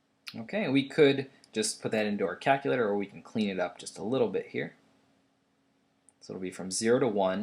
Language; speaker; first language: English; native; English